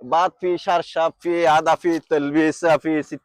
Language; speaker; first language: Arabic; non-native, learner; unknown